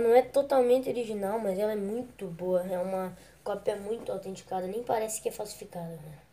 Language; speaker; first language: Portuguese; native; Portuguese